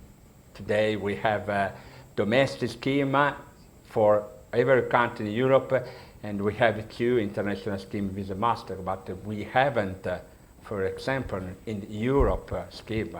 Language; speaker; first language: English; non-native, learner; Italian